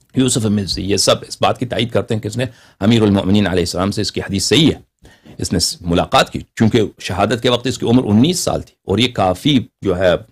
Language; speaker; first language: Urdu; non-native, local second language; Persian